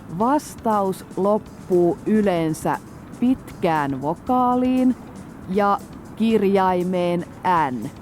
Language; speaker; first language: Finnish; native; Finnish